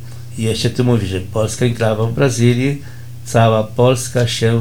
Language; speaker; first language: Polish; early bilingual, heritage; Portuguese